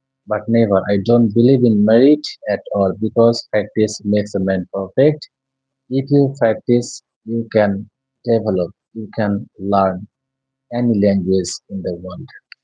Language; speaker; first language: English; non-native, local second language; Bangla